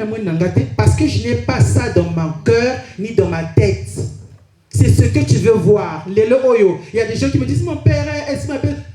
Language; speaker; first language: French; non-native, local second language; Lingala